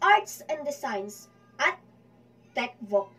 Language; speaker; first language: English; non-native, local second language; Filipino